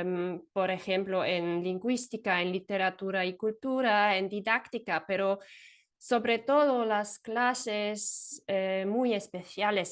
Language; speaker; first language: Spanish; non-native, fluent; German